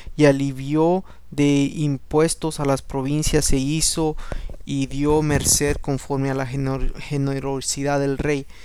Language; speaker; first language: Spanish; early bilingual, heritage; Spanish